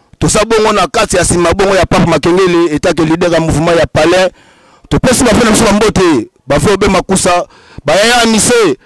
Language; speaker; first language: Lingala; native; Lingala